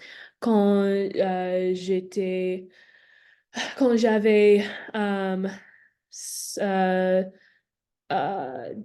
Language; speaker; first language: French; non-native, learner; English